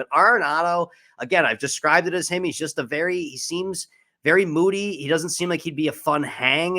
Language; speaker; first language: English; native; English